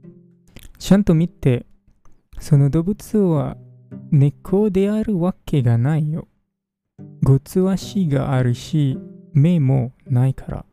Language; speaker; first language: Japanese; non-native, fluent; English